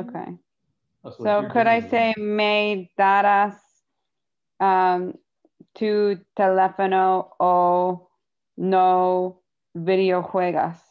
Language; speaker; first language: Spanish; non-native, learner; English